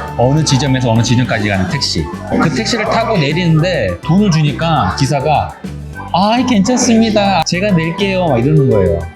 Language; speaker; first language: Korean; native; Korean